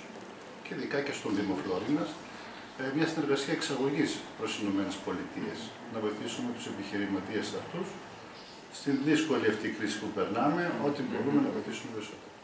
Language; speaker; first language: Greek; native; Greek